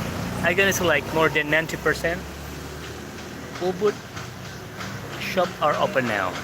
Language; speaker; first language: English; non-native, learner; Indonesian